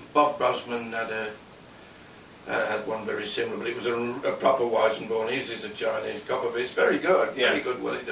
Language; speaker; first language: English; native; English